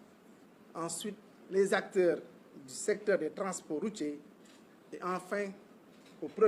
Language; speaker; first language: French; non-native, local second language; Wolof